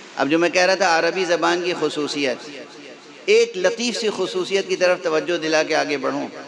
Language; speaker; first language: Urdu; native; Urdu